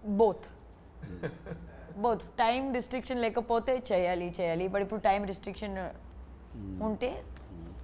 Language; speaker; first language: Telugu; non-native, learner; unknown